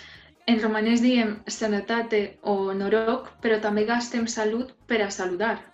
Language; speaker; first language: Catalan; non-native, fluent; Romanian